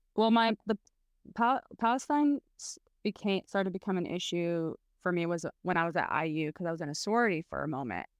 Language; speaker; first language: English; early bilingual, other home language; Arabic